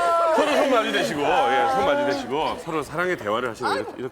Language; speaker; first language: Korean; native; Korean